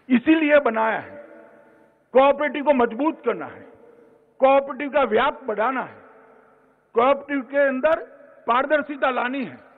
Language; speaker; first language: Hindi; non-native, local second language; Gujarati